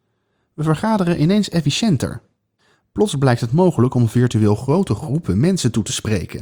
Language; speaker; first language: Dutch; native; Dutch